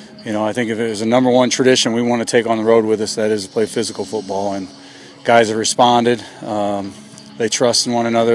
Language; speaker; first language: English; native; English